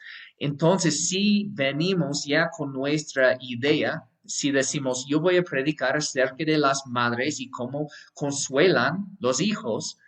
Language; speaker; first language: Spanish; non-native, fluent; English